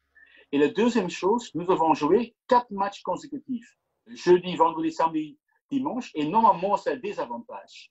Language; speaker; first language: French; non-native, local second language; Dutch